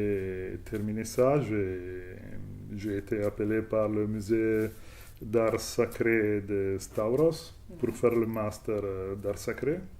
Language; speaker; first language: French; non-native, fluent; Italian